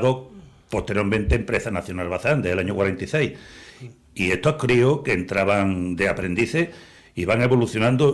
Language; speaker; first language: Spanish; native; Spanish